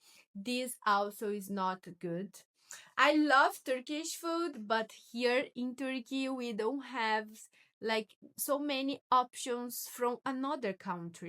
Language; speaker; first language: English; non-native, learner; Portuguese